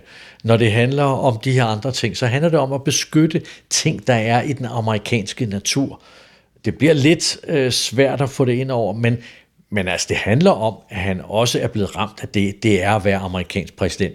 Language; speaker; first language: Danish; native; Danish